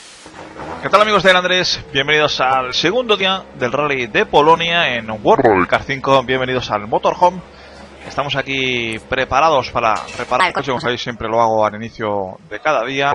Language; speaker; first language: Spanish; native; Spanish